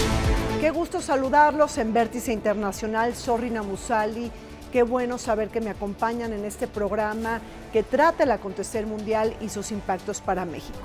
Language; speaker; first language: Spanish; native; Spanish